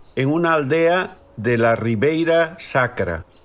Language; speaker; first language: Spanish; native; Spanish